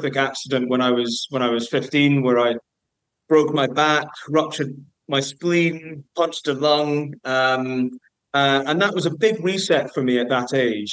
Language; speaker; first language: English; native; English